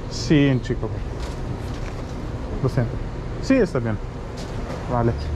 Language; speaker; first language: Spanish; non-native, learner; German